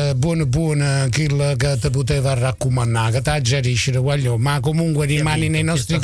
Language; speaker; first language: Italian; native; Italian